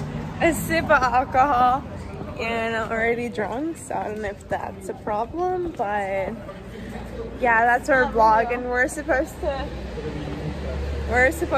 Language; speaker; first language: English; non-native, fluent; Italian